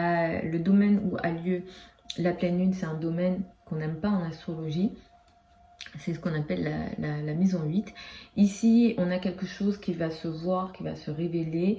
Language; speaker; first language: French; native; French